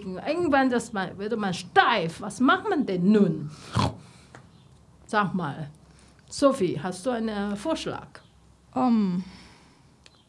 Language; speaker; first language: German; non-native, learner; Chinese